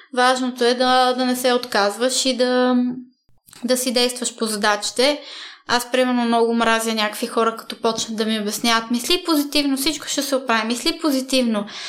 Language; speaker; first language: Bulgarian; early bilingual, heritage; Bulgarian